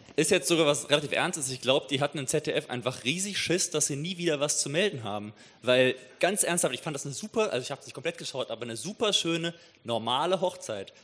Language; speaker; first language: German; native; German